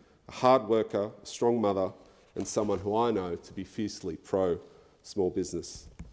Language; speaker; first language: English; early bilingual, other home language; French